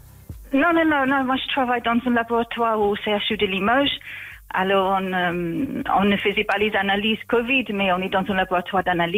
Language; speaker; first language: French; non-native, fluent; English